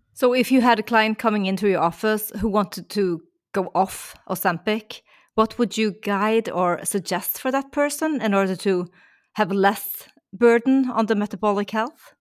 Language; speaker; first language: English; non-native, fluent; Norwegian